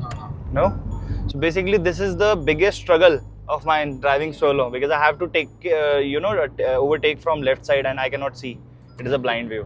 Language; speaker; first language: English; non-native, local second language; Hindi